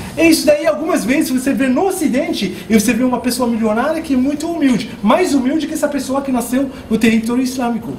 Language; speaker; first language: Portuguese; non-native, fluent; Arabic